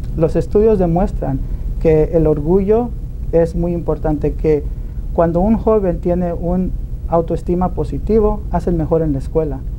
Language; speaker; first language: Spanish; early bilingual, heritage; Spanish